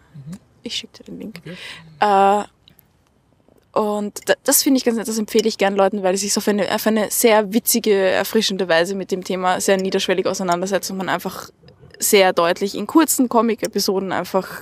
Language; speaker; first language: German; native; German